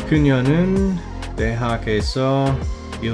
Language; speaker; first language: Korean; non-native, learner; English